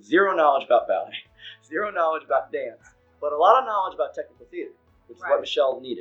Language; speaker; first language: English; native; English